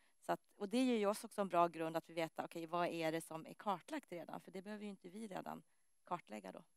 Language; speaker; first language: Swedish; native; Swedish